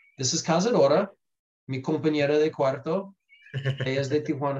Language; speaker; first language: Spanish; non-native, fluent; English